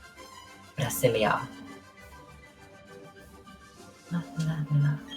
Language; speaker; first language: Spanish; non-native, learner; English